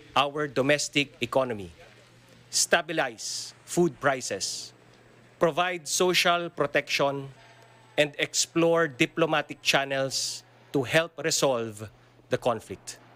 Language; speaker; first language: English; non-native, local second language; Filipino